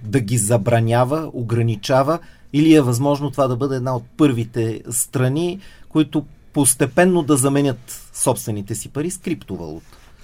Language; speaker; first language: Bulgarian; native; Bulgarian